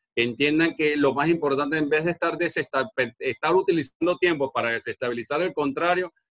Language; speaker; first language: Spanish; native; Spanish